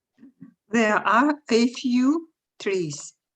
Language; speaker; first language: English; non-native, learner; Russian